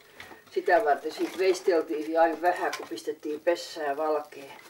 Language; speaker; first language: Finnish; native; Finnish